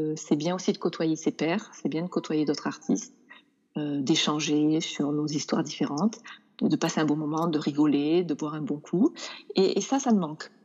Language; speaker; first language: French; native; French